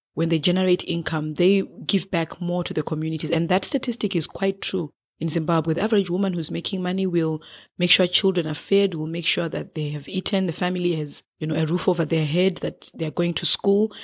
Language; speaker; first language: English; non-native, local second language; Shona